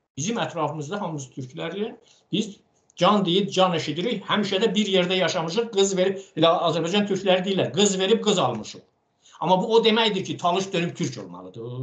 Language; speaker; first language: Azerbaijani; non-native, local second language; Talysh